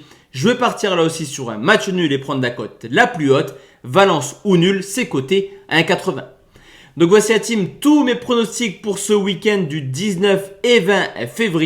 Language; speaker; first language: French; native; French